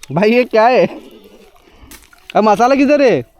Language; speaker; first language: Hindi; non-native, local second language; Marathi